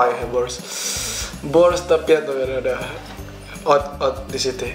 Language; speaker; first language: Russian; non-native, learner; Indonesian